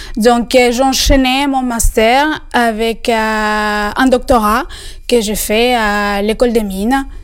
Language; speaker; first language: French; non-native, fluent; Spanish